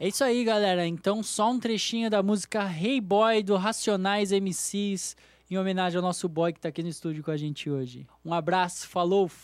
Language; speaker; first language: Portuguese; native; Portuguese